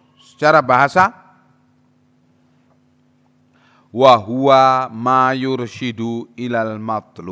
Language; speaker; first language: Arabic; non-native, fluent; Indonesian